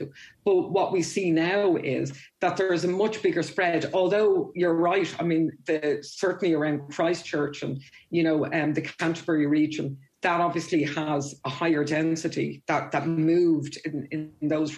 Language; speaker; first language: English; native; English